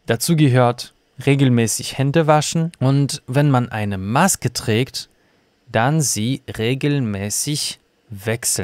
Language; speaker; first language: German; non-native, fluent; Russian